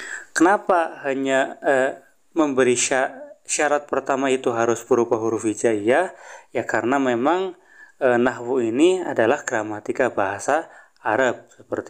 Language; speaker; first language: Indonesian; native; Indonesian